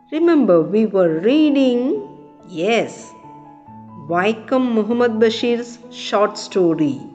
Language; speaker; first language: English; non-native, local second language; Malayalam